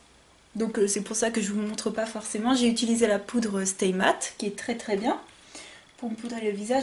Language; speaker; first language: French; native; French